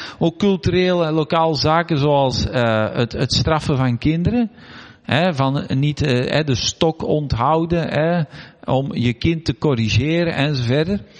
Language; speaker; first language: Dutch; native; Dutch